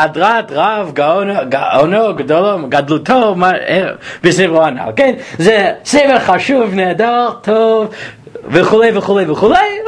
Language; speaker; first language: Hebrew; non-native, fluent; English